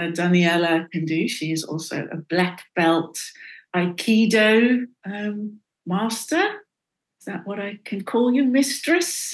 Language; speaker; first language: English; non-native, fluent; Dutch